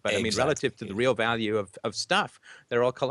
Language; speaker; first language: English; native; English